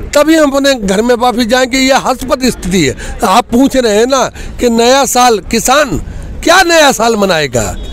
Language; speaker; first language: Hindi; native; Hindi